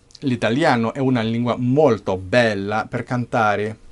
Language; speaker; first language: Italian; non-native, fluent; English